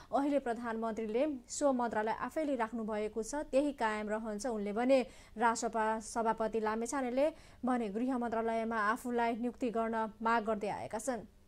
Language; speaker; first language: Nepali; non-native, local second language; Maithili